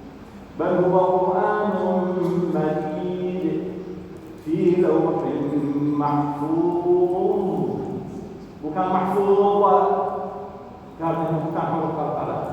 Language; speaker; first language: Indonesian; non-native, learner; Arabic